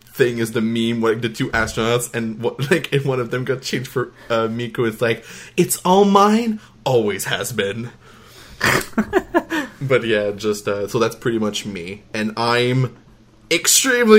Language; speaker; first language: English; non-native, fluent; French